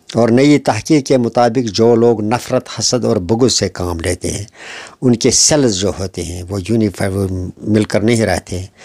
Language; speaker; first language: Hindi; non-native, local second language; Kashmiri